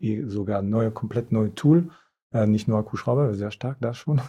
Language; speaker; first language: German; non-native, fluent; French